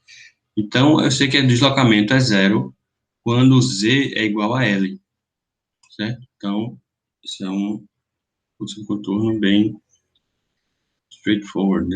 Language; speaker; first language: Portuguese; native; Portuguese